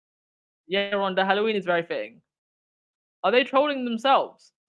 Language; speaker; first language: English; native; English